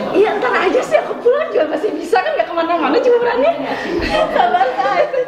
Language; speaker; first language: Indonesian; native; Indonesian